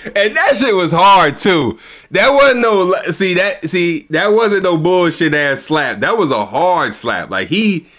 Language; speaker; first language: English; native; English